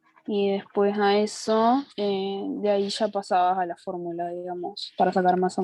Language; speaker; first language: Spanish; native; Spanish